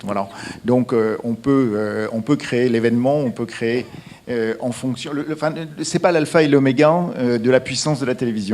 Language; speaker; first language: French; native; French